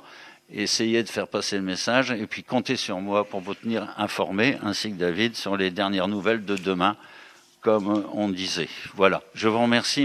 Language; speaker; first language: French; native; French